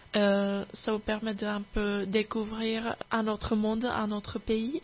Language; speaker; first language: French; non-native, fluent; Czech